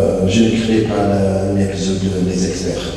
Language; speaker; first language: French; non-native, learner; English